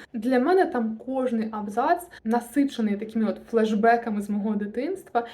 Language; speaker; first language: Ukrainian; non-native, local second language; Russian